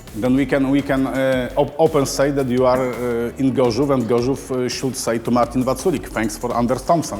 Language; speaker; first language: English; non-native, learner; Polish